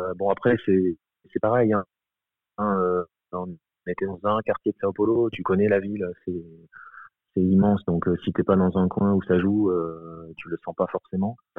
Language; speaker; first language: French; native; French